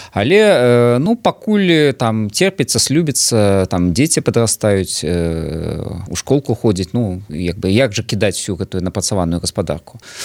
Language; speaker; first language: Belarusian; non-native, local second language; Russian